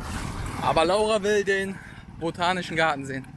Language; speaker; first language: German; native; German